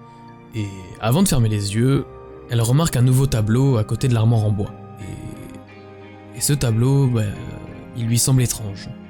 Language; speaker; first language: French; native; French